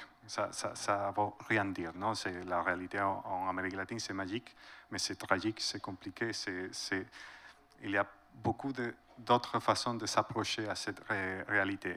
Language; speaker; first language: French; non-native, fluent; Spanish